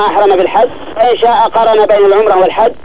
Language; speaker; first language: Arabic; native; Arabic